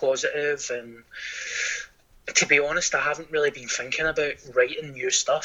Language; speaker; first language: English; native; English